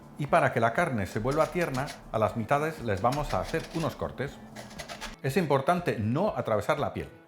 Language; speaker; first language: Spanish; non-native, fluent; Dutch